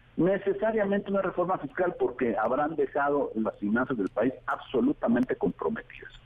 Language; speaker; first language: Spanish; native; Spanish